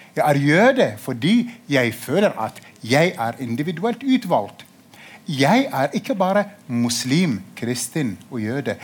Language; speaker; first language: Norwegian; non-native, fluent; Arabic